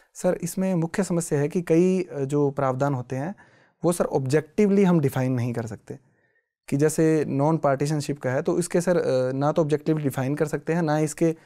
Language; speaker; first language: Hindi; native; Hindi